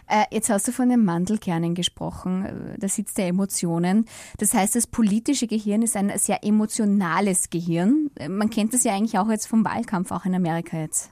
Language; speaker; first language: German; native; German